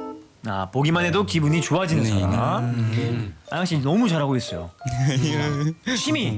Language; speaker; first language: Korean; native; Korean